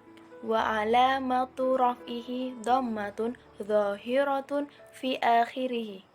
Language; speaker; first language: Arabic; non-native, learner; Indonesian